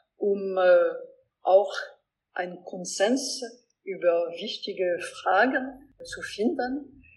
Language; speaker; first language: German; non-native, local second language; French